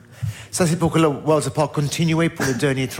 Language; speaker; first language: French; non-native, learner; English